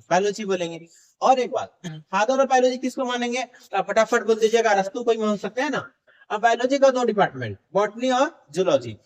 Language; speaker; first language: Hindi; native; Hindi